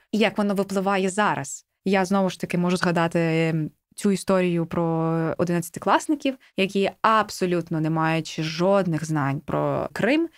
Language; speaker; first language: Ukrainian; native; Ukrainian